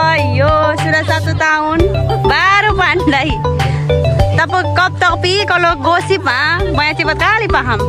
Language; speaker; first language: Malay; non-native, learner; Nepali